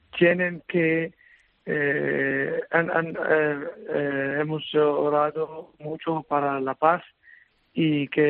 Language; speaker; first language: Spanish; non-native, learner; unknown